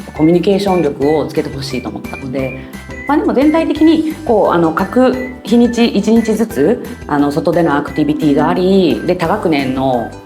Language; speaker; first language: Japanese; native; Japanese